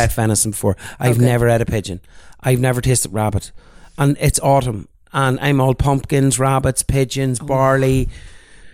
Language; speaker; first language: English; native; English